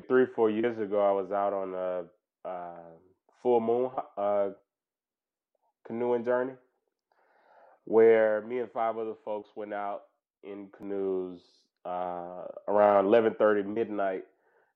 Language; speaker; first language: English; native; English